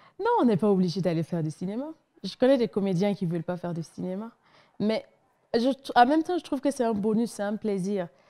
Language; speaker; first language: French; non-native, local second language; Mossi